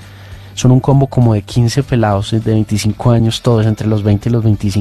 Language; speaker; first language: Spanish; native; Spanish